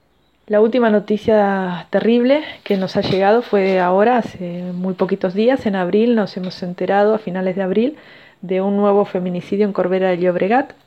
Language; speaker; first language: Spanish; native; Spanish